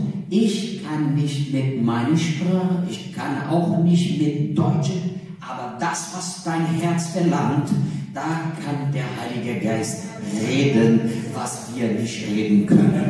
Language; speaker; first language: German; non-native, learner; Portuguese